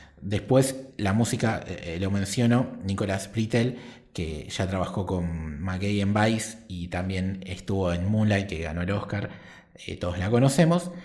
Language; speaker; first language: Spanish; native; Spanish